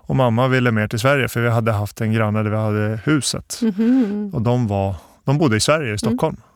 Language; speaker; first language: Swedish; early bilingual, other home language; Bosnian